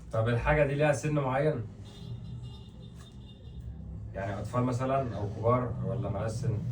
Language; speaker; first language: Arabic; native; Arabic